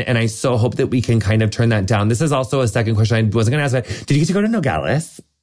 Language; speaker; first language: English; native; English